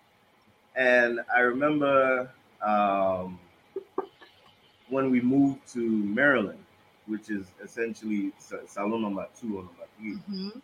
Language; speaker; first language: English; non-native, local second language; Krio